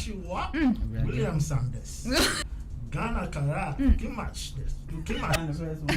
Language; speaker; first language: Japanese; non-native, learner; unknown